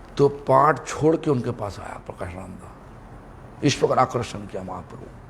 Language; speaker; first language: Hindi; non-native, local second language; Bangla